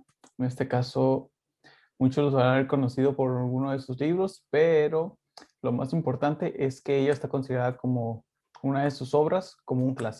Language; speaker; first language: Spanish; native; Spanish